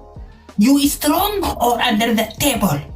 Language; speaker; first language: English; non-native, learner; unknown